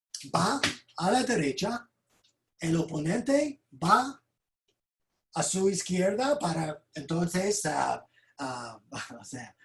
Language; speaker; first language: Spanish; non-native, fluent; English